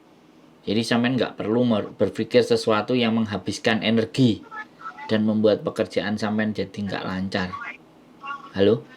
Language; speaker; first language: Indonesian; non-native, local second language; Javanese